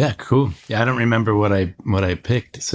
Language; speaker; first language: English; native; English